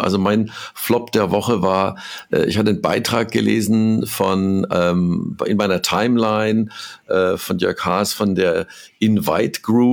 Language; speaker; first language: German; native; German